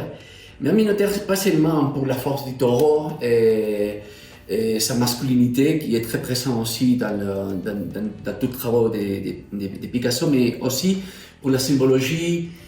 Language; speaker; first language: French; non-native, fluent; Spanish